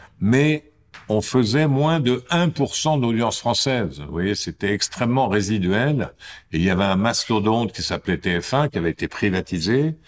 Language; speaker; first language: French; native; French